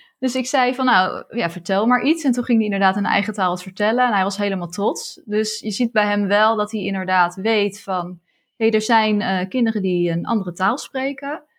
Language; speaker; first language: Dutch; native; Dutch